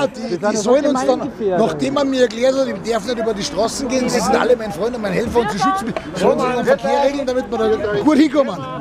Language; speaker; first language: German; native; German